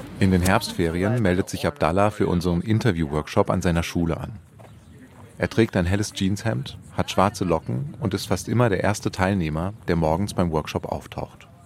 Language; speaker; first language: German; native; German